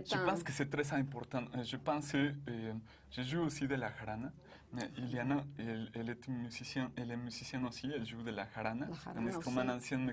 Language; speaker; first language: French; non-native, fluent; Spanish